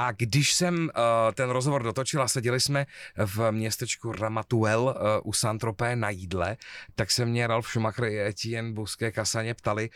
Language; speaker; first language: Czech; native; Czech